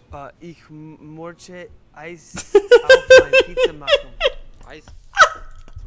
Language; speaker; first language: German; non-native, learner; English